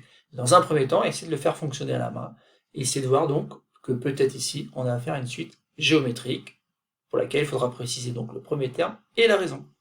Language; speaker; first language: French; native; French